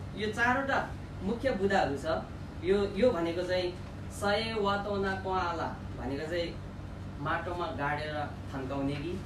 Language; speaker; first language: Nepali; non-native, local second language; Gurung